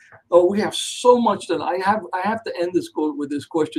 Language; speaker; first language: English; early bilingual, other home language; Spanish